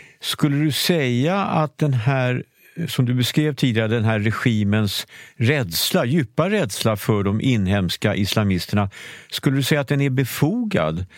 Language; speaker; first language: Swedish; native; Swedish